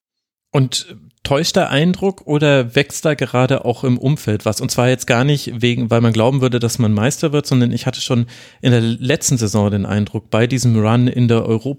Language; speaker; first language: German; native; German